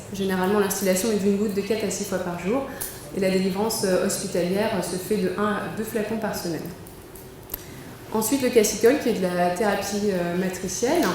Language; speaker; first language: French; native; French